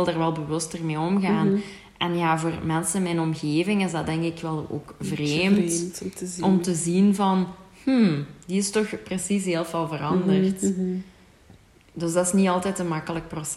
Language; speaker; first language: Dutch; native; Dutch